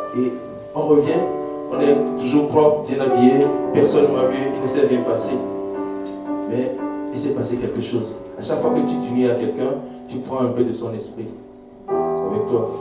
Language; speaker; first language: French; non-native, local second language; Haitian Creole